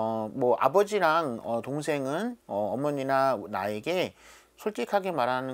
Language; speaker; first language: Korean; native; Korean